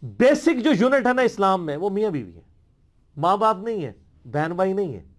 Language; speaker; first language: Urdu; non-native, local second language; Punjabi